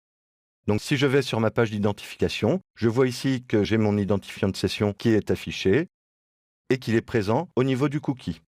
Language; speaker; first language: French; native; French